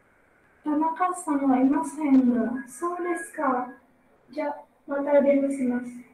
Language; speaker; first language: Japanese; non-native, learner; Indonesian